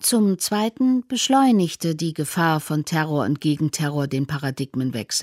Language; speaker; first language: German; native; German